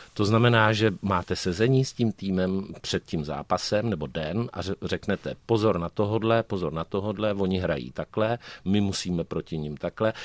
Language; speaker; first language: Czech; native; Czech